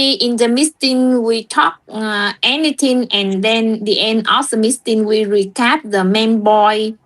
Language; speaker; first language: English; non-native, learner; Vietnamese